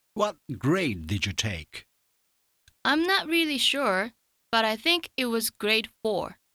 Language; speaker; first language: English; non-native, fluent; Japanese